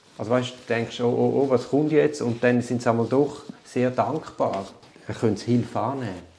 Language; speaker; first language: German; native; German